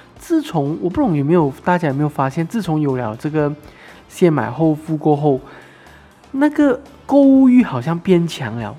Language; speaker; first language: Chinese; native; Chinese